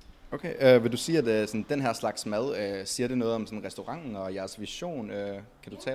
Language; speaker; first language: Danish; native; Danish